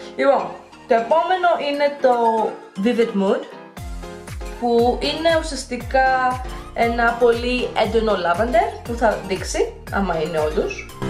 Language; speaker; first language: Greek; early bilingual, heritage; Greek